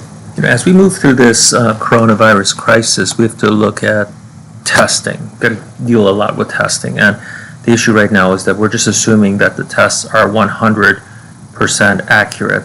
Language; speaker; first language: English; native; English